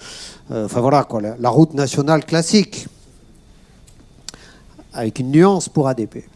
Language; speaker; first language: French; native; French